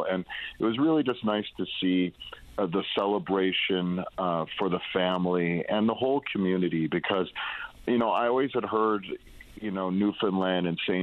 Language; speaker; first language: English; native; English